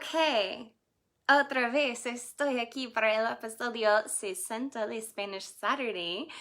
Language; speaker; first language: Spanish; non-native, fluent; English